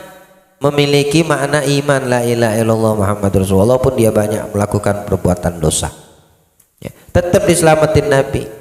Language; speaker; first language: Indonesian; native; Indonesian